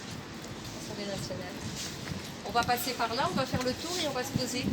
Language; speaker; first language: French; native; French